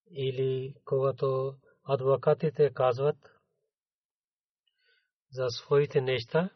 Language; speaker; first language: Bulgarian; non-native, learner; Urdu